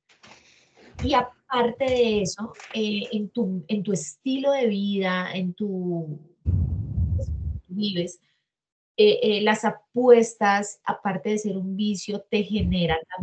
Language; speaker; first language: Spanish; native; Spanish